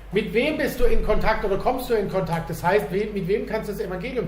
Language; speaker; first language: German; native; German